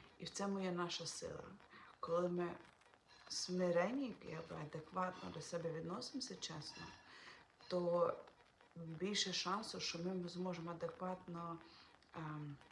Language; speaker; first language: Ukrainian; non-native, local second language; Russian